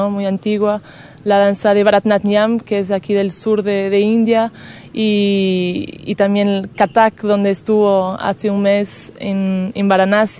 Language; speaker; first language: Spanish; non-native, fluent; Portuguese